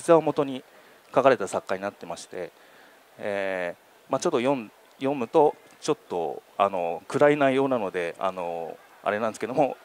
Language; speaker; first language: Japanese; native; Japanese